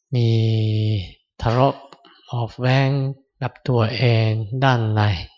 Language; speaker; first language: Thai; non-native, fluent; Japanese